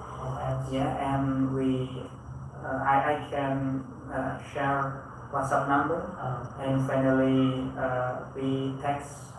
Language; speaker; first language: English; non-native, learner; Indonesian